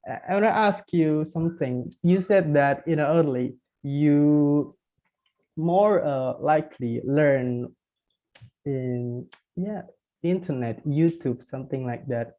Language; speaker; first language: English; non-native, fluent; Indonesian